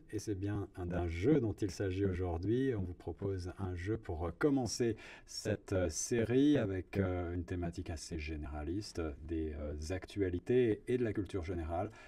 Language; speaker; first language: French; native; French